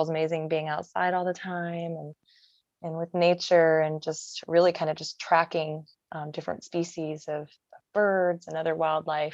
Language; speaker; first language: English; native; English